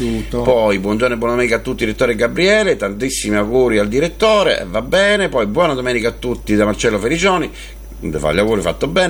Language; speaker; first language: Italian; native; Italian